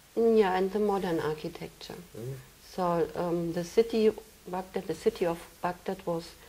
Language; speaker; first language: English; non-native, fluent; German